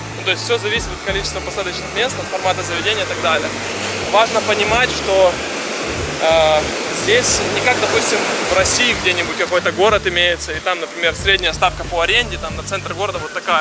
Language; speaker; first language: Russian; native; Russian